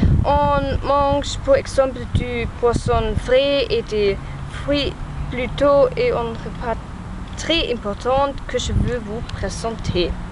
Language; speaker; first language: French; non-native, learner; German